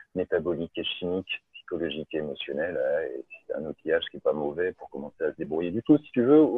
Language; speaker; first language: French; native; French